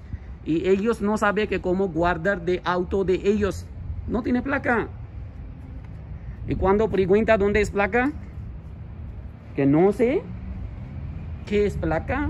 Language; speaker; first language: Spanish; non-native, learner; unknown